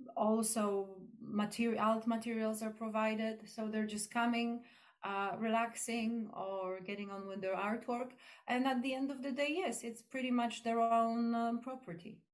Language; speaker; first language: English; non-native, fluent; Polish